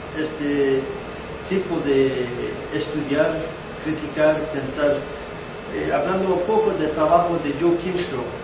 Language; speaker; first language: Spanish; non-native, fluent; English